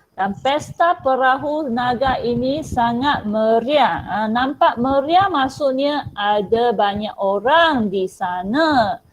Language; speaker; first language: Malay; non-native, local second language; Chinese